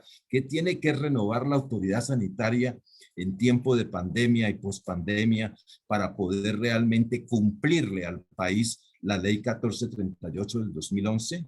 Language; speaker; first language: Spanish; native; Spanish